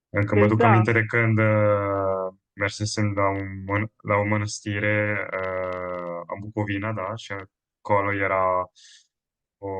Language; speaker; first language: Romanian; non-native, fluent; Italian